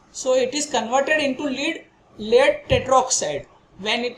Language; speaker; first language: English; non-native, local second language; Gujarati